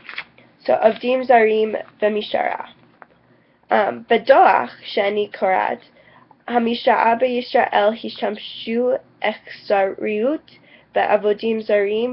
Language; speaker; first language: Hebrew; non-native, learner; English